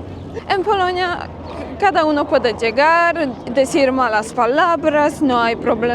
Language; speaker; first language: Spanish; non-native, fluent; Polish